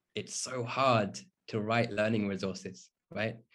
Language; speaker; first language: English; native; English